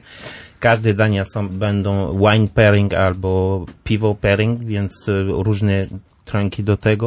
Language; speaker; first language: Polish; non-native, learner; French